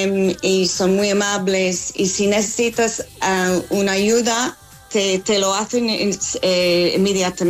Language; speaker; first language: Spanish; non-native, learner; English